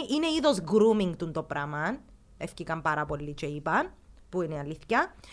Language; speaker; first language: Greek; early bilingual, heritage; Greek